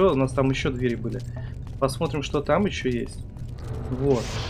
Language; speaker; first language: Russian; native; Russian